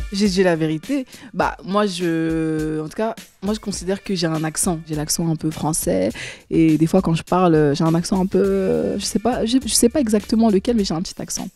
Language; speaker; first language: French; native; French